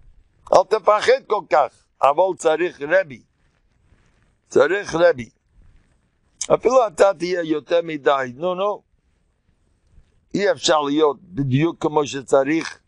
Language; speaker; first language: Hebrew; non-native, fluent; English